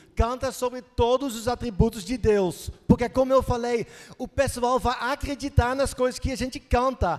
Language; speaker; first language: Portuguese; non-native, fluent; Dutch